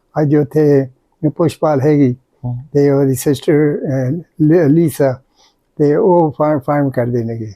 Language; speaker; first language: Punjabi; early bilingual, heritage; Punjabi